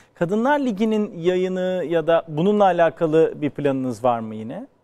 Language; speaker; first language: Turkish; native; Turkish